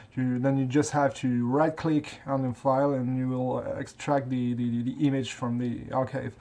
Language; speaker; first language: English; non-native, fluent; French